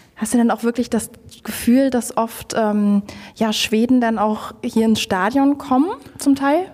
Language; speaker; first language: German; native; German